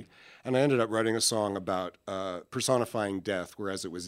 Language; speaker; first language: English; native; English